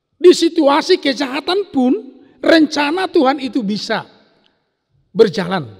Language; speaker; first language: Indonesian; non-native, local second language; Batak Toba